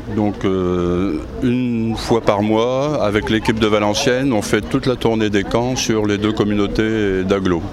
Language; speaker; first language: French; native; French